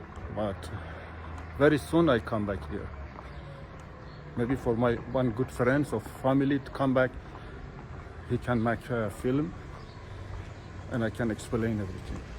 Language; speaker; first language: English; non-native, learner; Persian